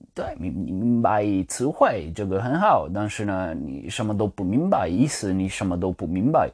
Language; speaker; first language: Chinese; non-native, learner; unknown